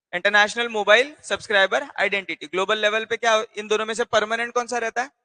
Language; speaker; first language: Hindi; non-native, local second language; Marathi